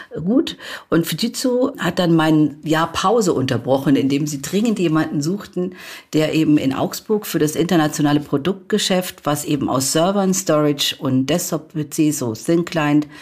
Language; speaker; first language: German; native; German